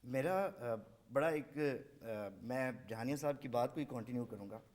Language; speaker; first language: Urdu; non-native, local second language; Saraiki